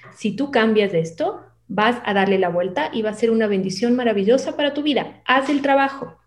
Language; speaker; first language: Spanish; native; Spanish